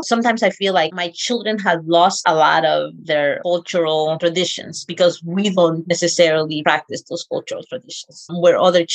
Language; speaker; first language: English; early bilingual, other home language; Spanish